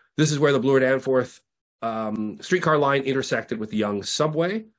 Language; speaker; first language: English; native; English